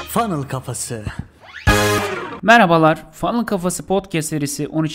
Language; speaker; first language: Turkish; native; Turkish